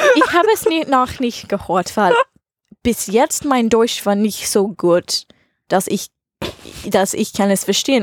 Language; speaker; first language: German; non-native, learner; English